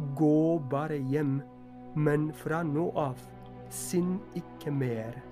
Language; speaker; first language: Norwegian; non-native, fluent; Polish